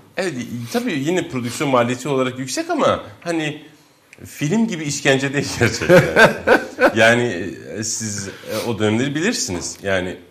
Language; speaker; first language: Turkish; non-native, local second language; Kurdish